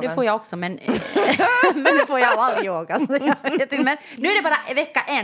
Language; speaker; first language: Swedish; native; Swedish